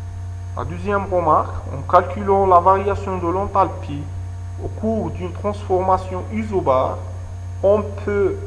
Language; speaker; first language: French; non-native, local second language; Arabic